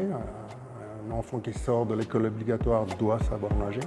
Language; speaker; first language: French; native; French